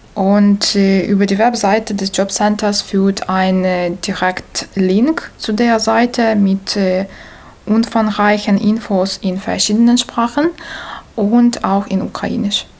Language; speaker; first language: German; non-native, learner; Ukrainian